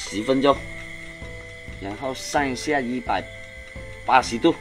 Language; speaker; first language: Chinese; native; Chinese